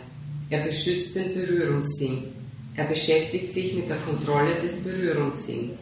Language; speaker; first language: German; native; German